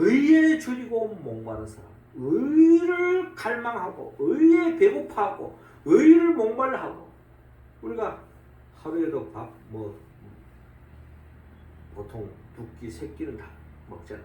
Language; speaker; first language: Korean; native; Korean